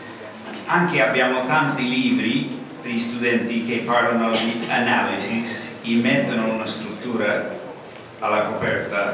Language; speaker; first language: Italian; non-native, learner; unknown